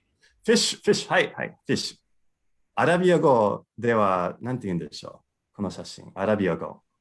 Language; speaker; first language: Japanese; non-native, fluent; English